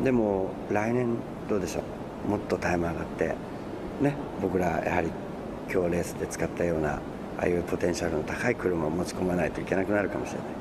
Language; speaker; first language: Japanese; native; Japanese